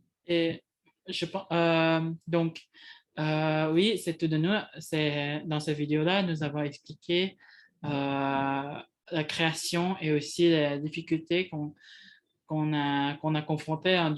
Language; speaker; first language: French; non-native, fluent; Indonesian